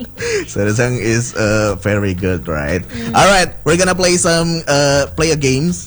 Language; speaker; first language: English; non-native, learner; Indonesian